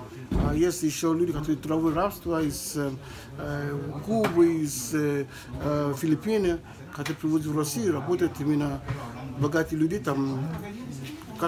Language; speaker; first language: Russian; non-native, fluent; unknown